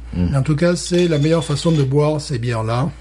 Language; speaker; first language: French; native; French